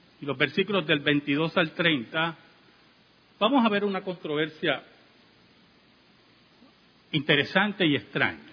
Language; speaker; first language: Spanish; native; Spanish